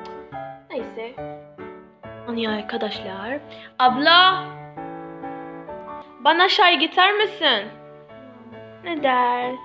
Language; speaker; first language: Turkish; non-native, learner; Arabic